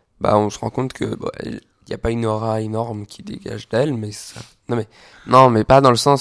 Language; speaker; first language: French; native; French